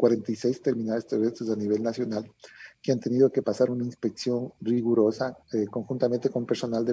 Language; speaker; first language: Spanish; native; Spanish